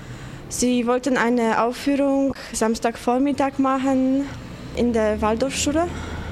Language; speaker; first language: German; non-native, fluent; Polish